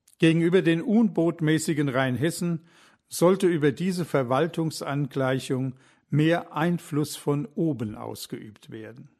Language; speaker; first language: German; native; German